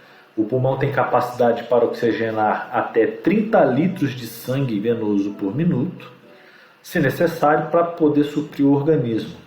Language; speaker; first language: Portuguese; native; Portuguese